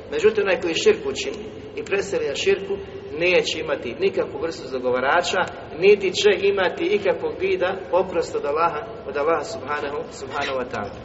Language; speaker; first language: Bosnian; native; Bosnian